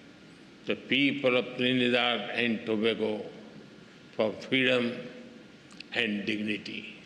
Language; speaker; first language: English; non-native, local second language; Hindi